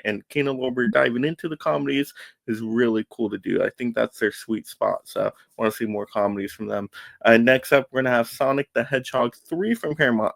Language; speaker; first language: English; native; English